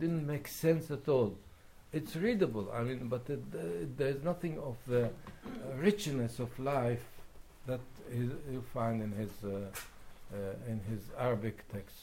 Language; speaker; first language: English; non-native, fluent; Arabic